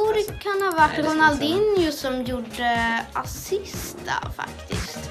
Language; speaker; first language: Swedish; native; Swedish